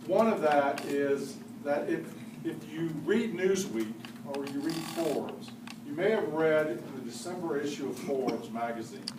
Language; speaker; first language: English; native; English